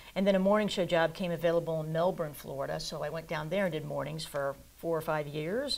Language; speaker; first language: English; native; English